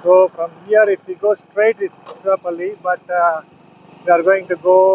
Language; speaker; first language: English; non-native, local second language; Tamil